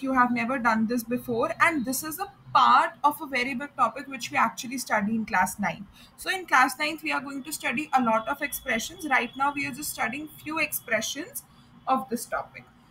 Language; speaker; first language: English; non-native, local second language; Hindi